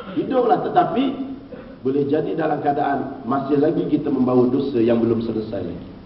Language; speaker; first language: Malay; native; Malay